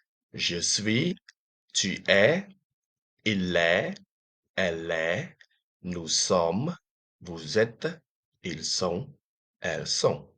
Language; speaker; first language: French; non-native, fluent; Khmer